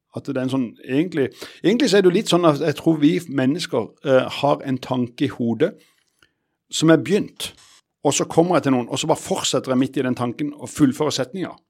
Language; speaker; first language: Norwegian; native; Norwegian